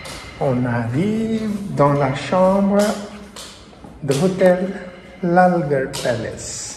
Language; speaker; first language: French; non-native, fluent; Hindi